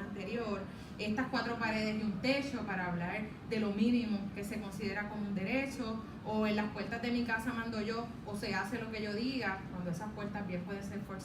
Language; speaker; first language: Spanish; native; Spanish